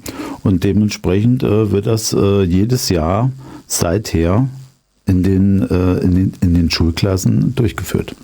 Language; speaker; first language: German; native; German